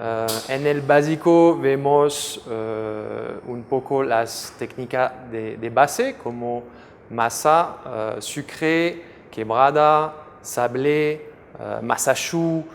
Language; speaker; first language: Spanish; non-native, fluent; French